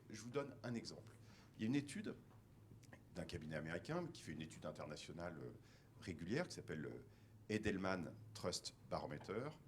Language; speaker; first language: French; native; French